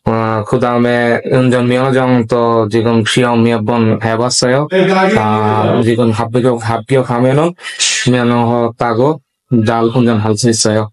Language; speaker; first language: Korean; non-native, learner; Bangla